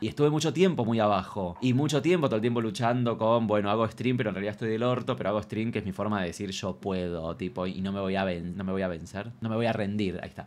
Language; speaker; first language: Spanish; native; Spanish